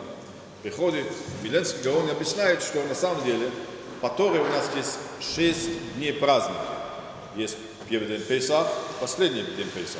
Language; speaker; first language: Russian; non-native, fluent; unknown